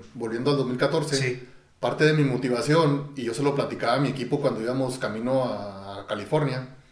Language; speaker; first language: Spanish; native; Spanish